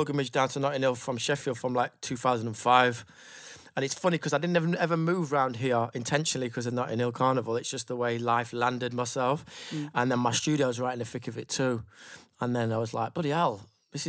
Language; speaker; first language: English; native; English